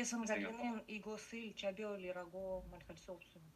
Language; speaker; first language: Korean; non-native, learner; Russian